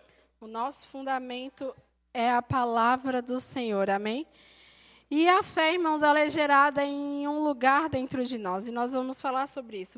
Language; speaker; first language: Portuguese; native; Portuguese